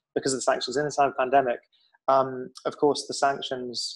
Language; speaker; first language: English; native; English